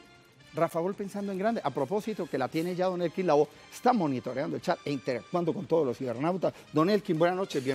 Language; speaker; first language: Spanish; native; Spanish